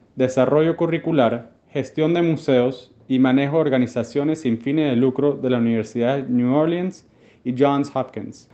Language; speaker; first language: Spanish; native; Spanish